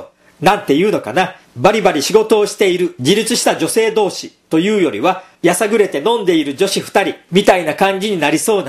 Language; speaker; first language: Japanese; native; Japanese